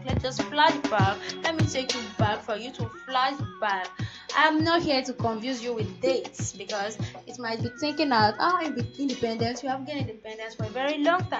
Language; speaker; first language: English; non-native, local second language; Yoruba